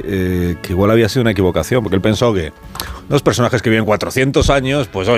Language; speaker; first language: Spanish; native; Spanish